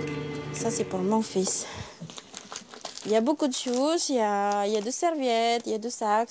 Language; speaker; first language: French; non-native, learner; Filipino